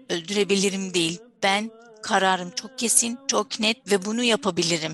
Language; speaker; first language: Turkish; non-native, fluent; Arabic